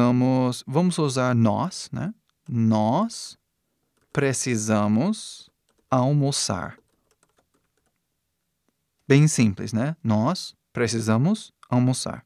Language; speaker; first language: Portuguese; non-native, fluent; English